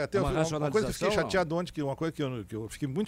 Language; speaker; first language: Portuguese; native; Portuguese